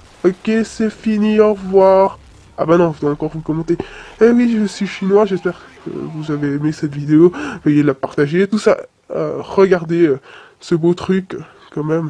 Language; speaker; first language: French; native; French